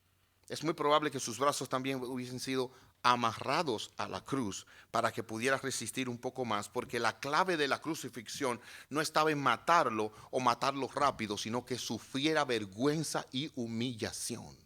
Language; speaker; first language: Spanish; native; Spanish